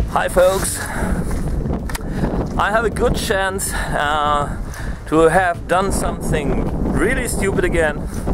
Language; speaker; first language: English; non-native, fluent; German